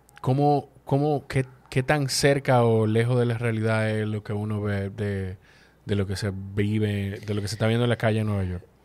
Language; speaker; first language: Spanish; native; Spanish